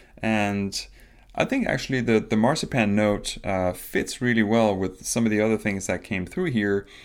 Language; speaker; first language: English; non-native, fluent; Danish